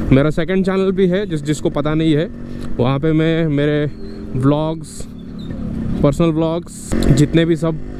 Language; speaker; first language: Hindi; non-native, local second language; Odia